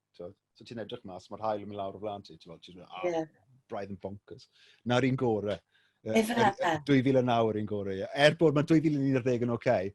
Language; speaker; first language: Welsh; native; Welsh